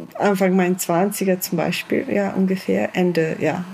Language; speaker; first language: German; non-native, fluent; Slovenian